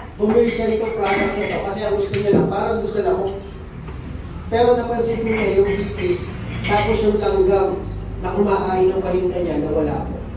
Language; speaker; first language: Filipino; native; Filipino